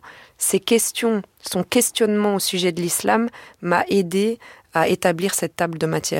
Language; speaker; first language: French; native; French